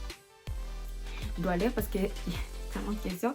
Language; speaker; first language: French; native; French